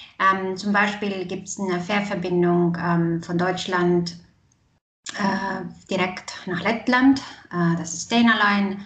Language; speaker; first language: German; non-native, fluent; Estonian